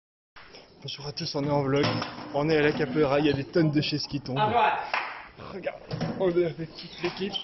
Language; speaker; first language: French; native; French